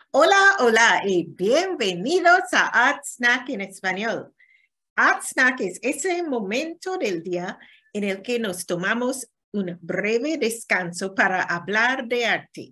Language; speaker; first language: Spanish; non-native, learner; English